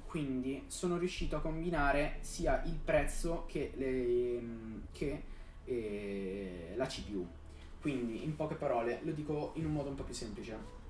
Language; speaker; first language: Italian; native; Italian